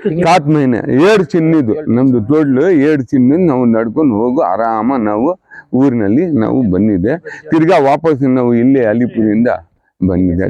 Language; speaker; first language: Kannada; non-native, local second language; Urdu